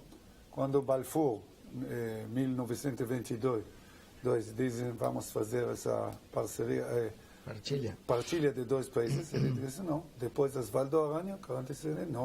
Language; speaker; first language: Portuguese; non-native, learner; Hebrew